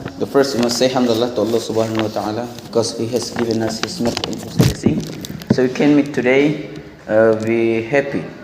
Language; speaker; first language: English; non-native, learner; Indonesian